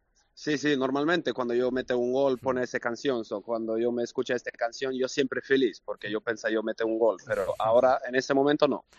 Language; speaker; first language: Spanish; non-native, learner; Swedish